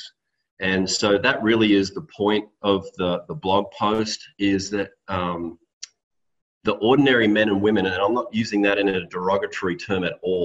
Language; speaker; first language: English; native; English